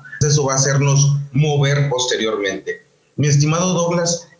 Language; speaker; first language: Spanish; native; Spanish